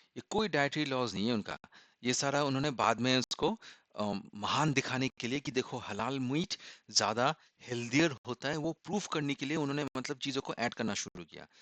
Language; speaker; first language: Hindi; non-native, local second language; Assamese